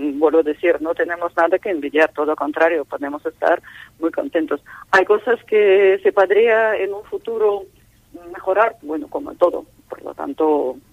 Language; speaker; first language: Spanish; non-native, fluent; Russian